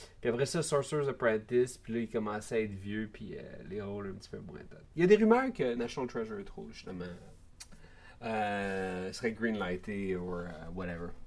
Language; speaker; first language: French; native; French